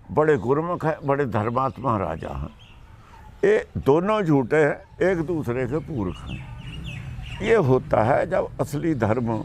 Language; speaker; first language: Hindi; non-native, local second language; Punjabi